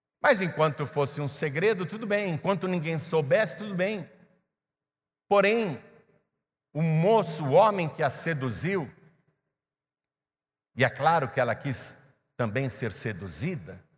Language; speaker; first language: Portuguese; native; Portuguese